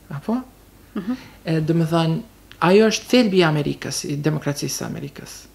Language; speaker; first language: Albanian; early bilingual, heritage; Albanian